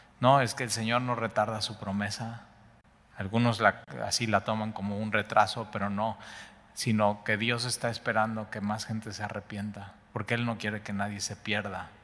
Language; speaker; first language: Spanish; native; Spanish